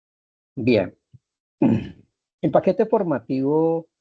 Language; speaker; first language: Spanish; native; Spanish